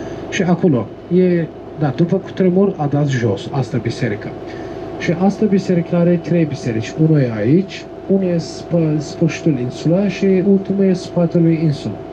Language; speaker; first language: Romanian; non-native, learner; Turkish